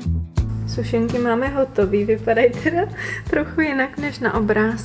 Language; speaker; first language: Czech; native; Czech